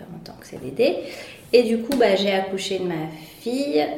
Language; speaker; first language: French; native; French